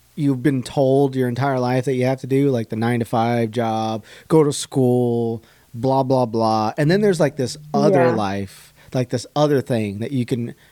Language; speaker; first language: English; native; English